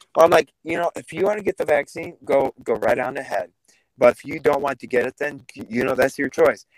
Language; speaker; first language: English; early bilingual, other home language; Russian